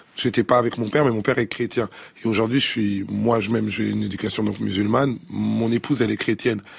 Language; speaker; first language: French; early bilingual, other home language; Lingala